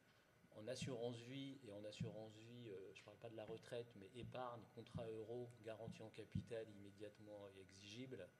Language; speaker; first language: French; native; French